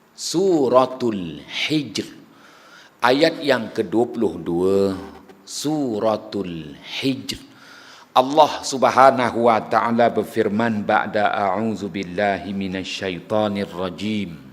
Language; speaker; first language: Malay; native; Malay